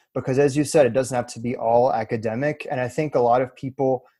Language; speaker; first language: English; early bilingual, other home language; French